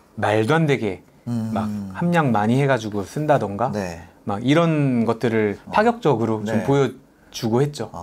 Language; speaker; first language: Korean; native; Korean